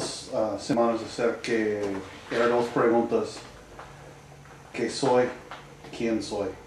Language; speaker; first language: Spanish; non-native, learner; English